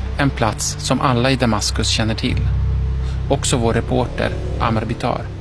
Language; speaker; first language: Swedish; native; Swedish